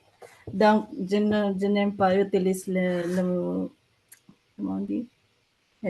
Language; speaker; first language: French; non-native, learner; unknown